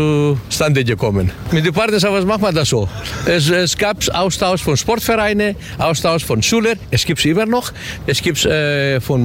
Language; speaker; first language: German; non-native, learner; Greek